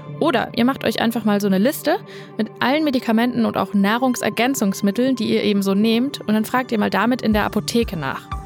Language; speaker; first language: German; native; German